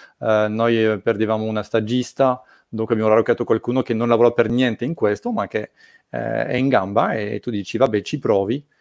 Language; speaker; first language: Italian; non-native, fluent; French